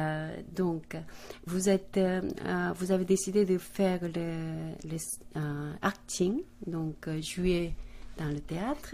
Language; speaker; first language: French; non-native, fluent; Korean